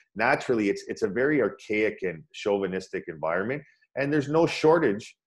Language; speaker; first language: English; native; English